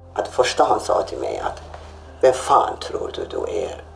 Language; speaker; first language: Swedish; non-native, fluent; Persian